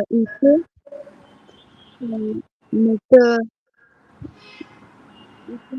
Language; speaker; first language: German; non-native, learner; Hindi